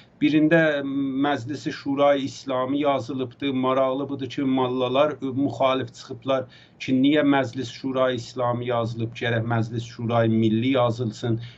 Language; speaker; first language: Azerbaijani; native; Azerbaijani